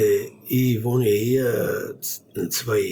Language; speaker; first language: German; non-native, learner; Armenian